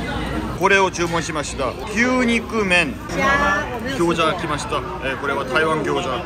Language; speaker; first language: Japanese; non-native, fluent; Korean